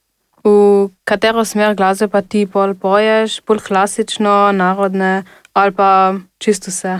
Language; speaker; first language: Slovenian; non-native, local second language; German